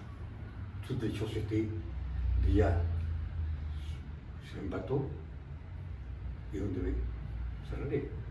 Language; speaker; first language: French; non-native, fluent; Spanish